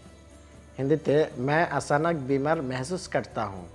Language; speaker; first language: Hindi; non-native, local second language; Bangla